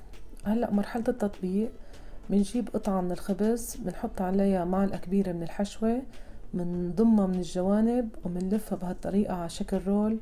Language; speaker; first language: Arabic; native; Arabic